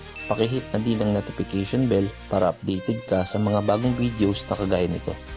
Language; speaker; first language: Filipino; native; Filipino